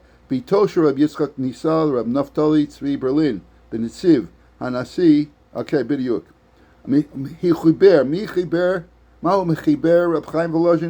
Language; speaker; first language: Hebrew; non-native, fluent; English